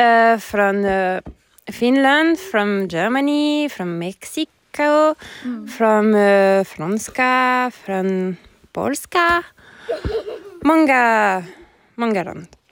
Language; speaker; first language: Swedish; non-native, learner; French